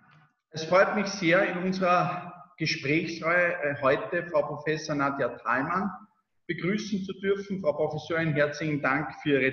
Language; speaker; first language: German; native; German